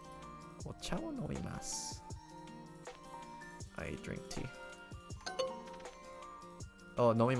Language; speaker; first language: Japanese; non-native, learner; English